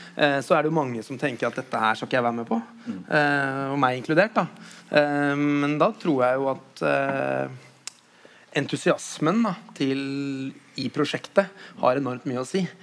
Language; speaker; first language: Norwegian; native; Norwegian